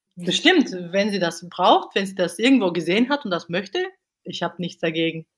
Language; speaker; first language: German; non-native, fluent; Bulgarian